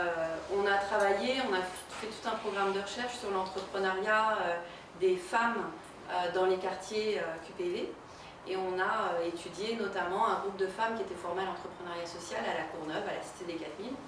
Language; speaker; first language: French; native; French